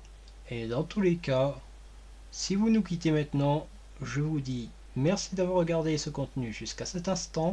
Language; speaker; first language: French; native; French